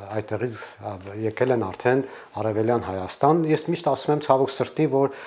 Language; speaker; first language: Armenian; native; Armenian